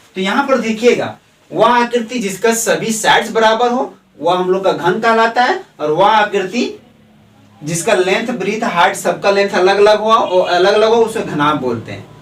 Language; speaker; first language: Hindi; native; Hindi